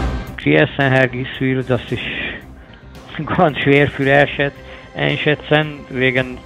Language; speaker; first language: German; non-native, learner; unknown